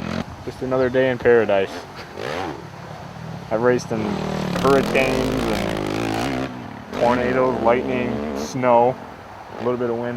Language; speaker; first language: English; native; English